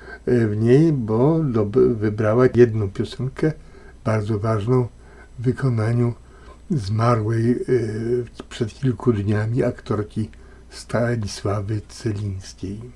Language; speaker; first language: Polish; native; Polish